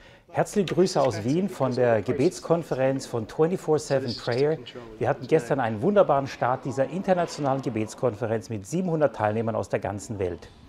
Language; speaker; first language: German; native; German